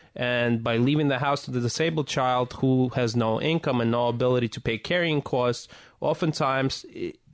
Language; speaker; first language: English; early bilingual, other home language; Russian